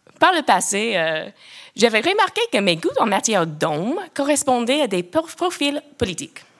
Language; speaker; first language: French; non-native, local second language; English